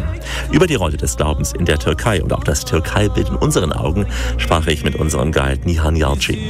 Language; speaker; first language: German; native; German